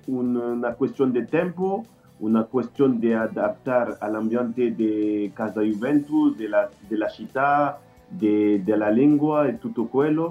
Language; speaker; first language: Italian; non-native, learner; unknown